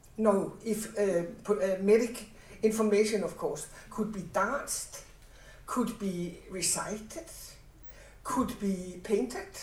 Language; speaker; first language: English; non-native, fluent; Danish